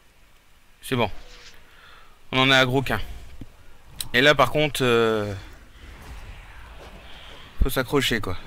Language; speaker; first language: French; native; French